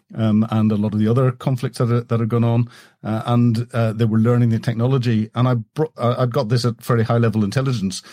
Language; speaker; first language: English; native; English